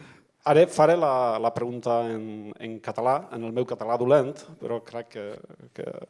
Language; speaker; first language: Catalan; non-native, learner; Basque